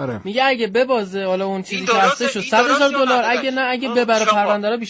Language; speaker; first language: Persian; native; Persian